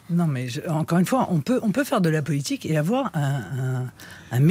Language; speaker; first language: French; native; French